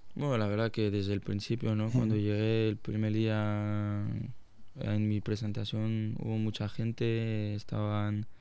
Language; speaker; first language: Spanish; non-native, fluent; French